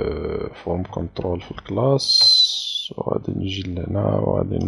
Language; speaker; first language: Arabic; native; Arabic